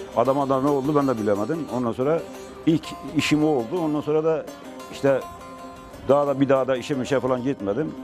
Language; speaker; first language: Turkish; native; Turkish